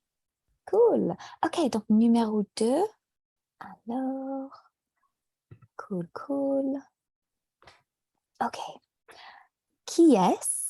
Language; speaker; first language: French; native; French